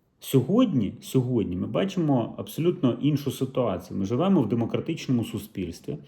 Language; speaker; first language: Ukrainian; native; Ukrainian